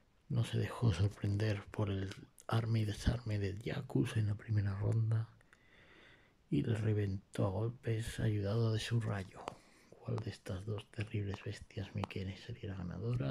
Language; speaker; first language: Spanish; native; Spanish